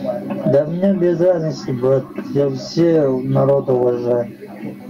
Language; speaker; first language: Russian; non-native, learner; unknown